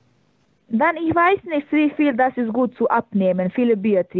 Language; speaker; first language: German; non-native, learner; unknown